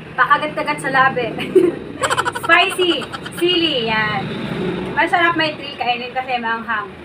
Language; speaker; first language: Filipino; non-native, local second language; Cebuano